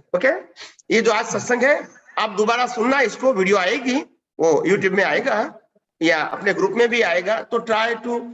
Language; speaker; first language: Hindi; non-native, local second language; Gujarati